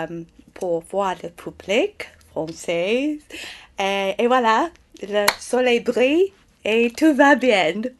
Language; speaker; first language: French; non-native, learner; English